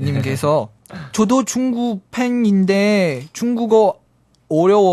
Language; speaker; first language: Korean; non-native, learner; Chinese